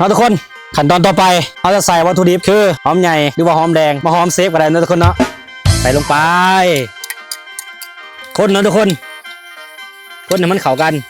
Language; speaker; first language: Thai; non-native, local second language; Northeastern Thai